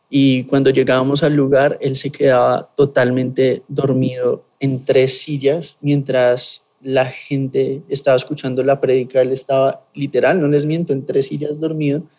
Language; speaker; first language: Spanish; native; Spanish